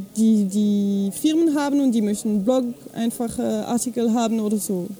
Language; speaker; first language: German; non-native, fluent; French